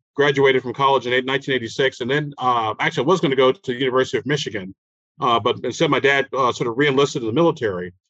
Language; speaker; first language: English; native; English